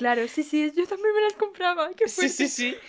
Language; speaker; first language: Spanish; native; Spanish